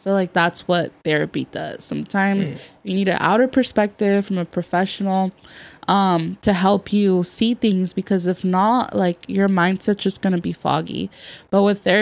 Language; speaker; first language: English; native; English